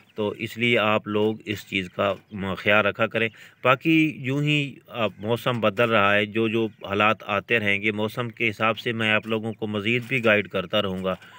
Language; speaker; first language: Urdu; non-native, local second language; Punjabi